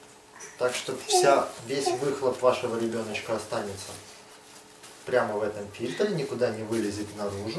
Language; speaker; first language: Russian; native; Russian